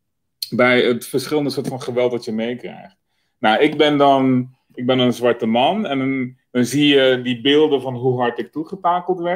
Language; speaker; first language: Dutch; native; Dutch